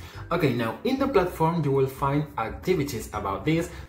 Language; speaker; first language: English; non-native, fluent; Spanish